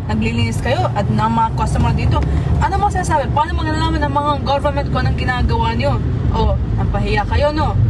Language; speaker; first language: Filipino; early bilingual, heritage; Arabic